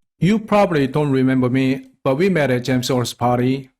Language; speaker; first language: English; non-native, fluent; Korean